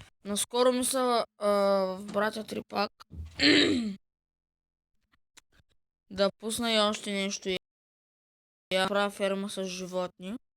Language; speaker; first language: Bulgarian; native; Bulgarian